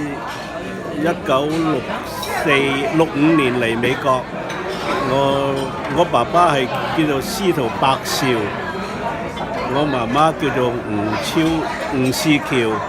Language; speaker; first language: Cantonese; early bilingual, other home language; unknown